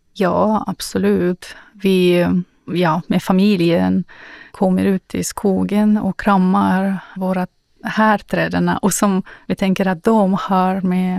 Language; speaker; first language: Swedish; non-native, learner; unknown